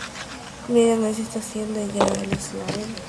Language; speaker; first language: Spanish; native; Spanish